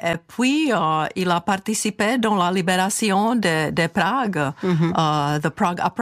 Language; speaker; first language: French; non-native, fluent; Czech